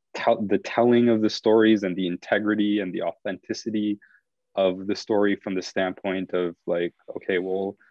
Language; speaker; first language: English; native; English